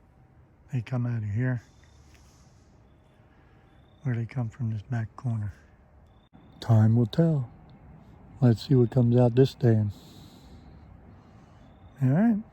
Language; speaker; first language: English; native; English